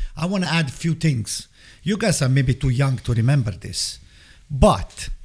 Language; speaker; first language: English; non-native, fluent; Italian